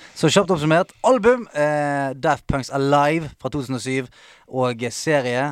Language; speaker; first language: Norwegian; native; Norwegian